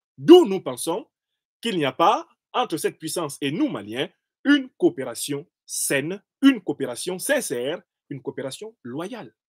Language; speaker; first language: French; non-native, local second language; Basaa